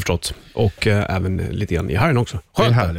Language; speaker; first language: Swedish; native; Swedish